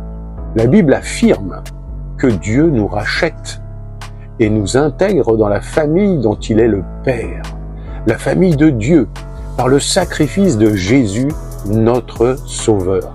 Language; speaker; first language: French; native; French